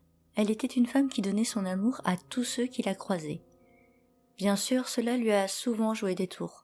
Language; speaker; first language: French; native; French